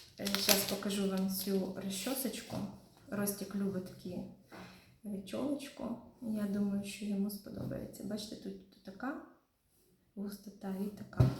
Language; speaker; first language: Ukrainian; non-native, local second language; Russian